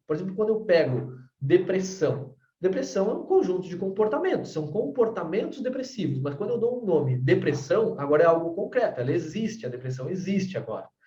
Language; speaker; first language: Portuguese; native; Portuguese